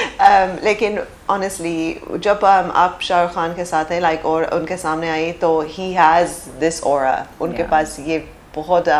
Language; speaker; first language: Hindi; early bilingual, heritage; English